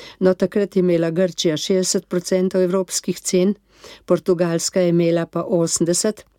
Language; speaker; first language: Slovenian; native; Slovenian